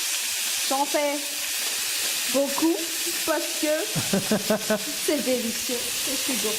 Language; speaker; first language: French; non-native, local second language; Malagasy